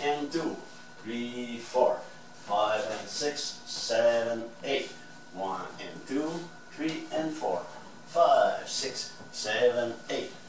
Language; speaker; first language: English; non-native, learner; French